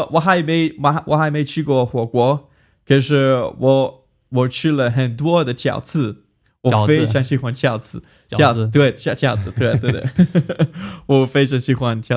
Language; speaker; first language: Chinese; non-native, learner; Swiss German